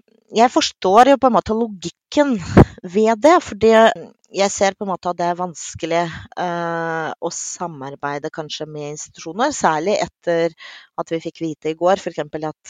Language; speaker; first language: Norwegian; non-native, fluent; Russian